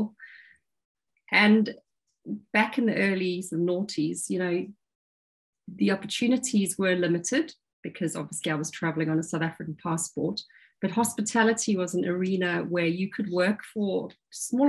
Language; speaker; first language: English; native; English